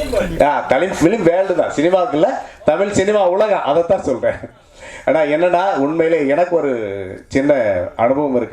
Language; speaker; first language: Tamil; native; Tamil